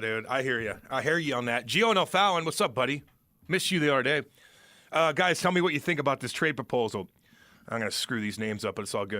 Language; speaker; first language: English; native; English